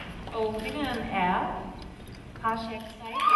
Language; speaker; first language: Danish; native; Danish